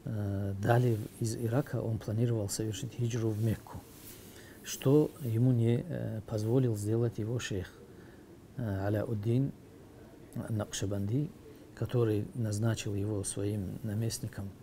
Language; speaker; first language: Russian; native; Russian